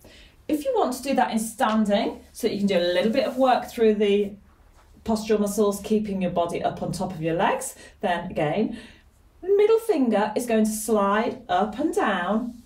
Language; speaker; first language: English; native; English